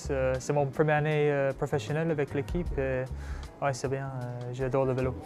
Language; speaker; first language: French; non-native, learner; English